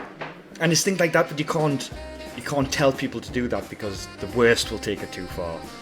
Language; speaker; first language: English; native; English